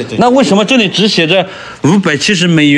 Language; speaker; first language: Chinese; native; Chinese